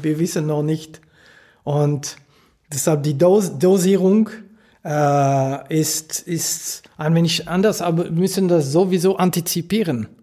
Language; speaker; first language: German; non-native, local second language; French